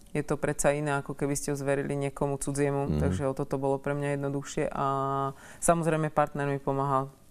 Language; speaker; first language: Slovak; native; Slovak